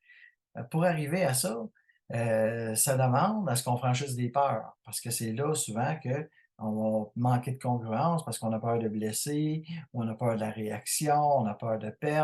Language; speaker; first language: French; native; French